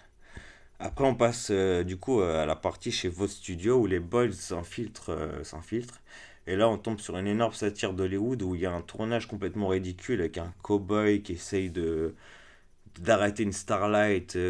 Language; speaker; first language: French; native; French